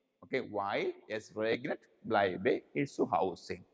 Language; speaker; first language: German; non-native, learner; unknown